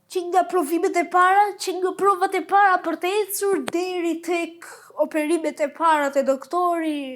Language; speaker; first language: Albanian; early bilingual, heritage; Albanian